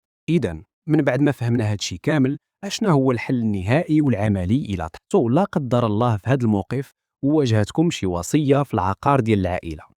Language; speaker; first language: Arabic; native; Arabic